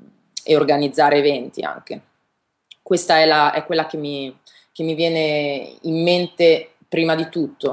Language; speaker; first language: Italian; native; Italian